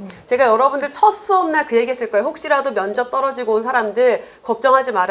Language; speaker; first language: Korean; native; Korean